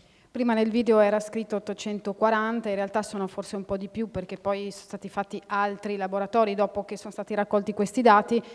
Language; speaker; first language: Italian; native; Italian